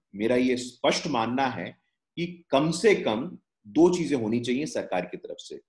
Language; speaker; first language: Hindi; native; Hindi